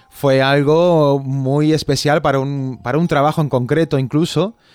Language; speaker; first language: Spanish; native; Spanish